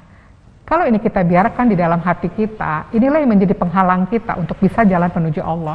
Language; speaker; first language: Indonesian; native; Indonesian